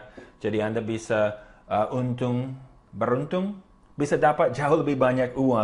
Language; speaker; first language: Indonesian; non-native, fluent; English